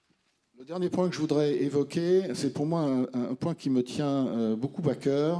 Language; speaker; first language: French; native; French